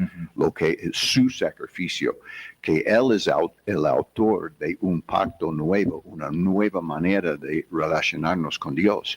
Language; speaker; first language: Spanish; non-native, fluent; English